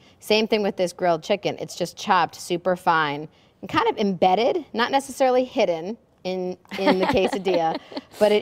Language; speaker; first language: English; native; English